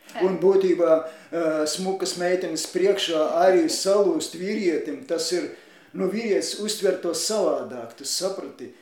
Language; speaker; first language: Latvian; non-native, local second language; Russian